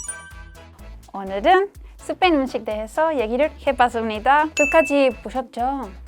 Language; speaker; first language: Korean; non-native, fluent; Spanish